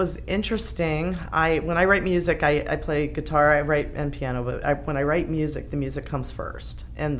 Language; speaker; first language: English; native; English